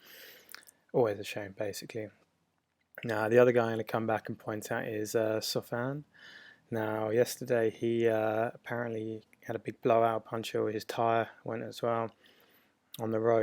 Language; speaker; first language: English; native; English